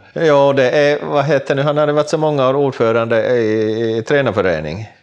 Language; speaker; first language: Swedish; non-native, local second language; Finnish